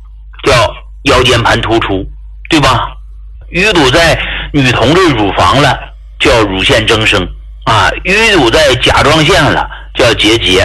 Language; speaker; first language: Chinese; native; Chinese